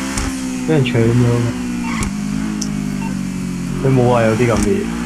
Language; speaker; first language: Chinese; native; Chinese